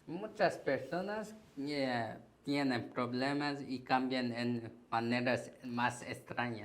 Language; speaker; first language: Spanish; non-native, learner; Korean